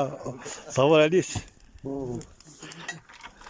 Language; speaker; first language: Russian; non-native, local second language; Yakut